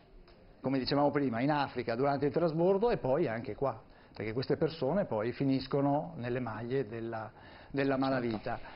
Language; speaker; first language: Italian; native; Italian